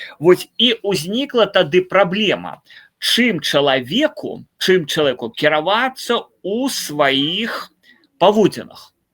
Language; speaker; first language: Belarusian; native; Belarusian